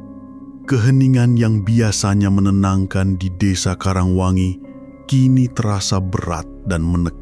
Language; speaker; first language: Indonesian; native; Indonesian